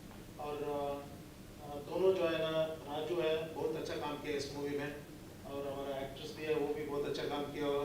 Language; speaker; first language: Hindi; non-native, local second language; Kannada